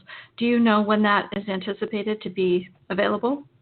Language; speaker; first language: English; native; English